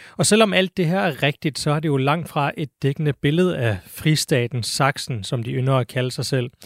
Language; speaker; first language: Danish; native; Danish